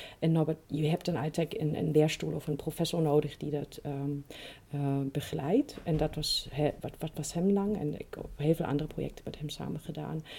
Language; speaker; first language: Dutch; non-native, fluent; German